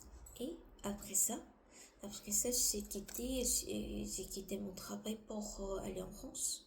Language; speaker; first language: French; non-native, learner; Korean